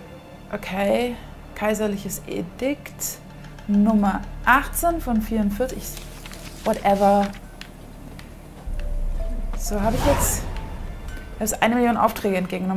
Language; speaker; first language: German; native; German